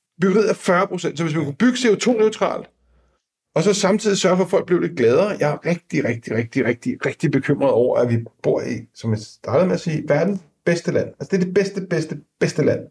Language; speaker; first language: Danish; native; Danish